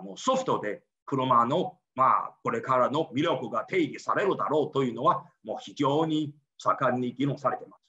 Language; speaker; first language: Japanese; non-native, fluent; Chinese